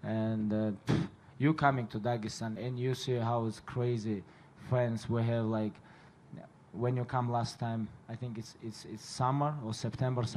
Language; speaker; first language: English; non-native, fluent; Russian